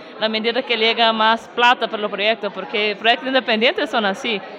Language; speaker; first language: Spanish; non-native, fluent; Portuguese